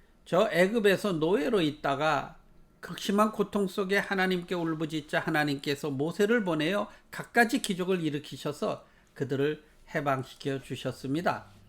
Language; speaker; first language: Korean; native; Korean